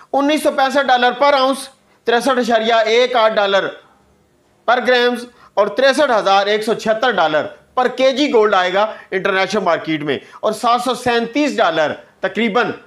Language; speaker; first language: Urdu; non-native, local second language; Punjabi